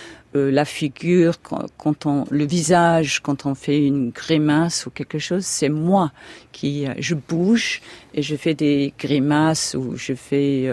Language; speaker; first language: French; non-native, fluent; English